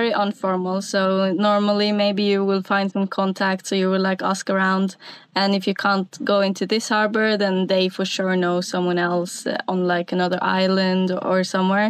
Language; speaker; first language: English; non-native, fluent; Norwegian